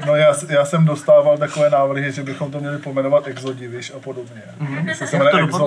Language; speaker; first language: Czech; native; Czech